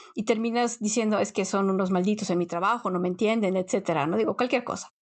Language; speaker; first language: Spanish; native; Spanish